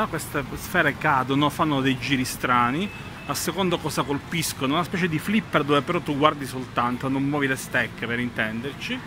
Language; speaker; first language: Italian; native; Italian